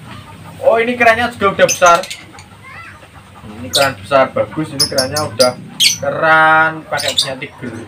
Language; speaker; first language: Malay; non-native, local second language; Javanese